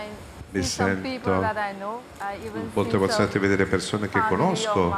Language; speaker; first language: Italian; non-native, fluent; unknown